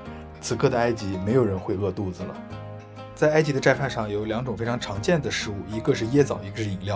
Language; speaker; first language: Chinese; native; Chinese